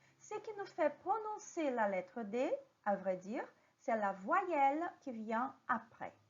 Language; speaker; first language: French; non-native, fluent; Portuguese